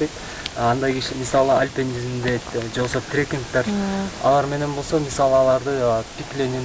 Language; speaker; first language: Kyrgyz; non-native, fluent; French